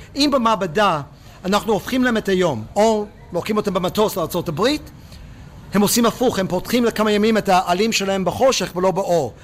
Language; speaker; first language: Hebrew; non-native, fluent; English